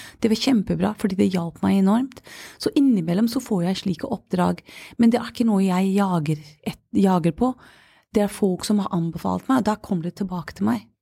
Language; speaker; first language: Norwegian; non-native, fluent; English